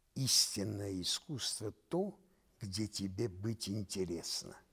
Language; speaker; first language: Russian; non-native, local second language; Armenian